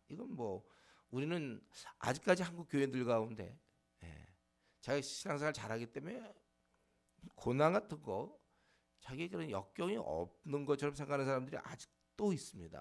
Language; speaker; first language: Korean; native; Korean